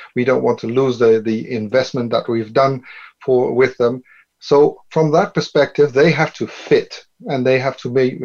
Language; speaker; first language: English; non-native, fluent; Dutch